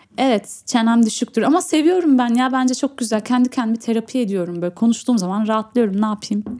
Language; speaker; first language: Turkish; early bilingual, heritage; Turkish